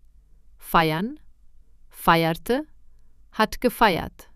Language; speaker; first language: German; non-native, fluent; Hindi